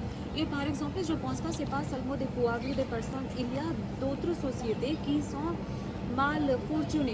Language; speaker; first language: French; non-native, learner; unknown